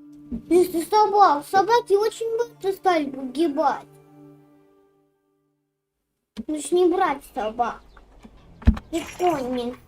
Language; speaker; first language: Russian; native; Russian